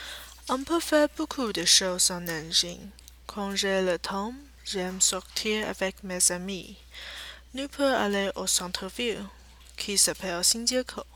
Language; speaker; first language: French; non-native, learner; Chinese